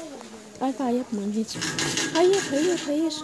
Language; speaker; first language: Turkish; native; Turkish